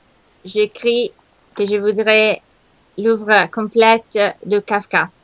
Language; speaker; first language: French; non-native, learner; Italian